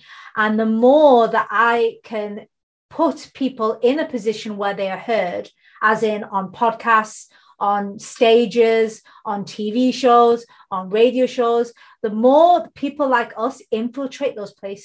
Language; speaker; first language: English; native; English